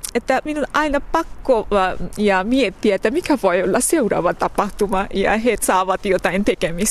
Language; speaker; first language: Finnish; non-native, fluent; Bangla